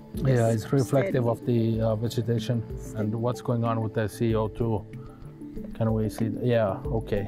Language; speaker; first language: English; non-native, fluent; Finnish